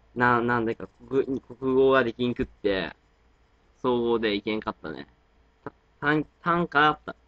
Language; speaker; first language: Japanese; native; Japanese